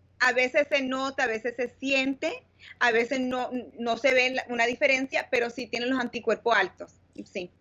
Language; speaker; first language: Spanish; early bilingual, heritage; Spanish